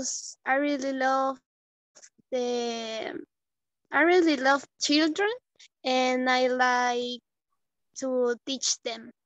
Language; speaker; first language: English; non-native, learner; Spanish